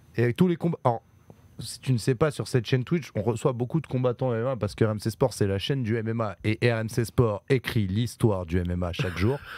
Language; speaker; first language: French; native; French